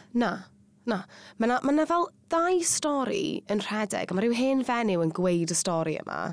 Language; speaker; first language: Welsh; native; Welsh